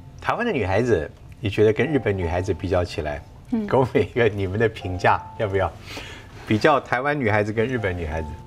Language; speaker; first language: Chinese; native; Chinese